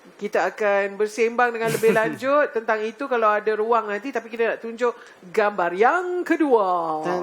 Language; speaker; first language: Malay; native; Malay